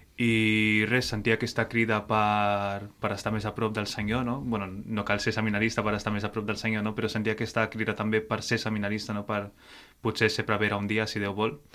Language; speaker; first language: Catalan; early bilingual, other home language; Portuguese